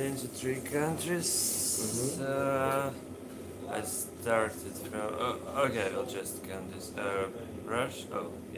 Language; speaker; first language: English; non-native, learner; Russian